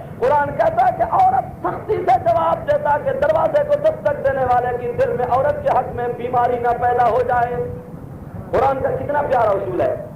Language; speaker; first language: Urdu; non-native, local second language; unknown